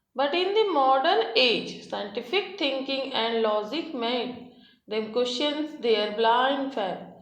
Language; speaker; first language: English; non-native, local second language; Hindi